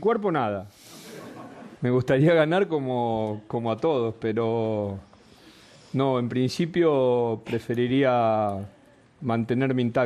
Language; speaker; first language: Spanish; native; Spanish